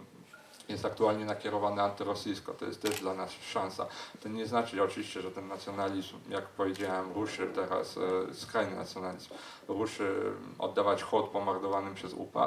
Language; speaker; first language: Polish; native; Polish